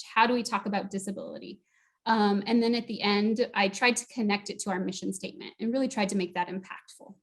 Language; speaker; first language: English; native; English